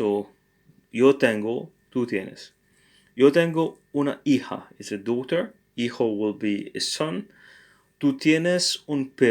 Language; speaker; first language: Spanish; non-native, learner; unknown